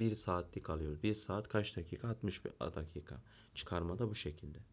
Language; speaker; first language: Turkish; native; Turkish